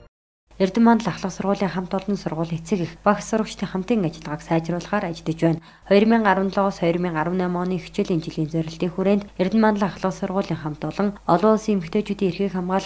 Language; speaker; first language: Mongolian; native; Mongolian